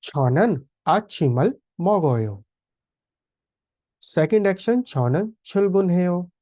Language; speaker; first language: Korean; non-native, fluent; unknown